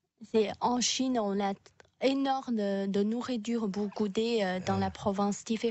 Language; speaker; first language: French; non-native, learner; Chinese